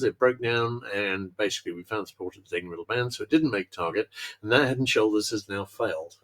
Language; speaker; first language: English; native; English